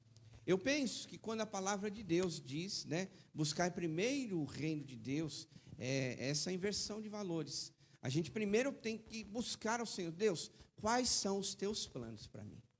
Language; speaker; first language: Portuguese; native; Portuguese